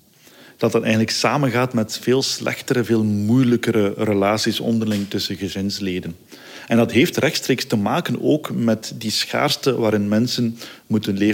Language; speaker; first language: Dutch; native; Dutch